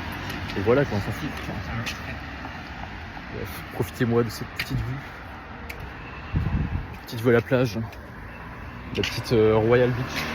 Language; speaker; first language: French; native; French